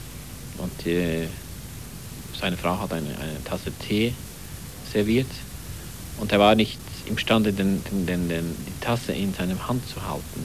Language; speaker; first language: German; non-native, fluent; Norwegian